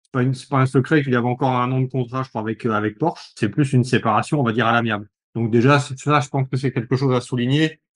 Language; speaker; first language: French; native; French